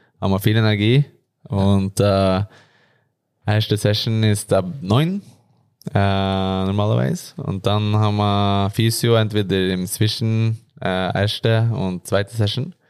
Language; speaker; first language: German; non-native, learner; Norwegian